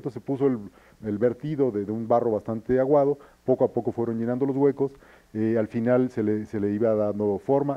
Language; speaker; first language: Spanish; native; Spanish